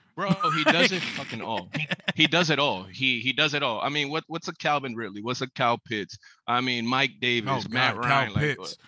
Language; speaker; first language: English; early bilingual, other home language; Spanish